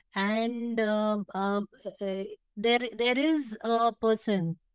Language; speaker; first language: English; non-native, local second language; Hindi